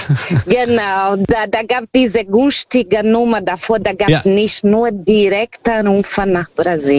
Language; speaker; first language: German; non-native, fluent; Portuguese